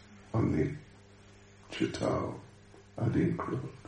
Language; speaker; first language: Russian; non-native, learner; English